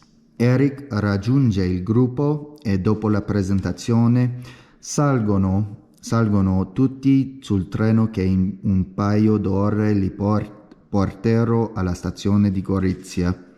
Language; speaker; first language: Italian; non-native, learner; English